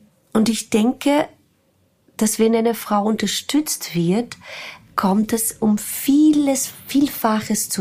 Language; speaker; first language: German; non-native, fluent; Portuguese